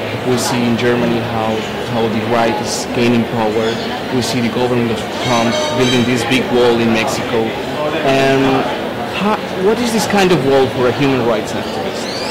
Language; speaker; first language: English; non-native, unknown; Spanish